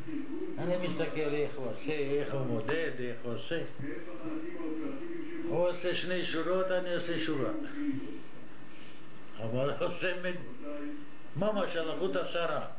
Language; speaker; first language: Hebrew; non-native, fluent; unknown